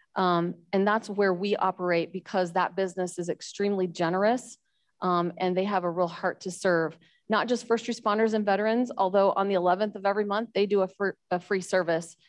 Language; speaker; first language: English; native; English